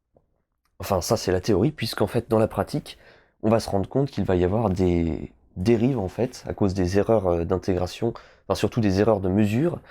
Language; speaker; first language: French; native; French